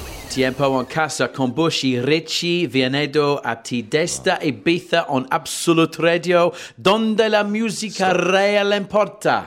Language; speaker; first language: Spanish; non-native, learner; English